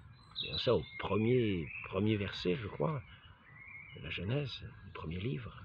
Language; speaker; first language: French; native; French